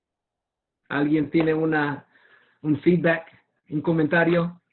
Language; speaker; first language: Spanish; non-native, fluent; English